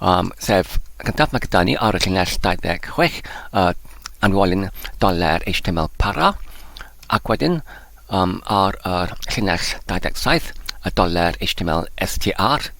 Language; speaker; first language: Welsh; non-native, learner; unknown